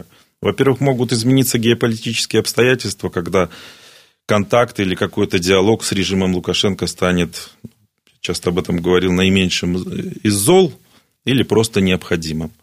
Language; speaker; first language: Russian; native; Russian